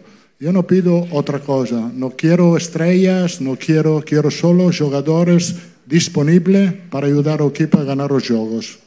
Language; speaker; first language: Portuguese; non-native, fluent; Italian